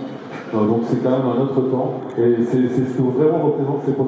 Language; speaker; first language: French; native; French